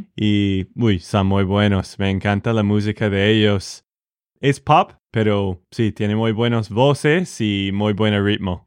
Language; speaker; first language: Spanish; non-native, fluent; English